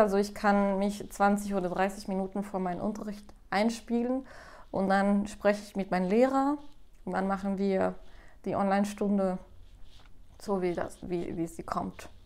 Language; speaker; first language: German; non-native, fluent; Spanish